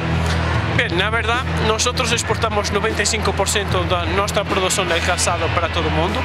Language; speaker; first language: Spanish; non-native, fluent; Portuguese